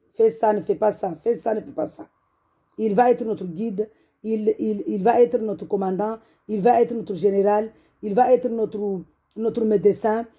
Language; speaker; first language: French; non-native, local second language; Comorian